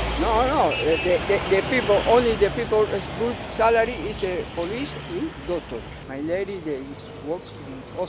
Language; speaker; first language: English; non-native, learner; Spanish